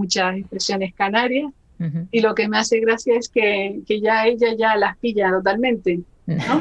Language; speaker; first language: Spanish; native; Spanish